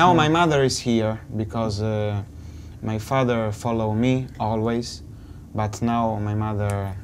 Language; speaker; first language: English; non-native, learner; Italian